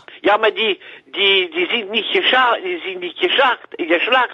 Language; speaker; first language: German; non-native, learner; French